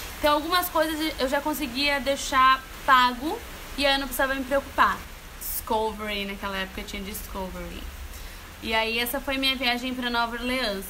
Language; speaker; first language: Portuguese; native; Portuguese